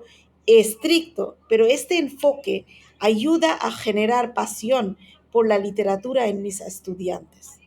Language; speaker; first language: Spanish; non-native, fluent; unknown